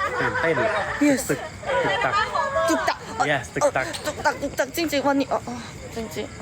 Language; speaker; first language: Thai; non-native, learner; Korean